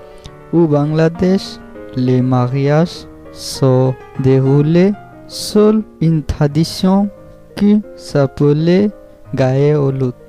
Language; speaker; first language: French; non-native, learner; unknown